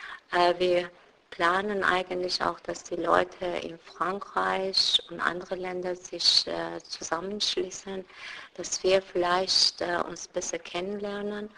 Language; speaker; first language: German; non-native, fluent; Persian